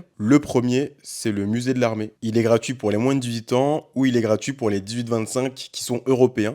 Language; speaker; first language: French; native; French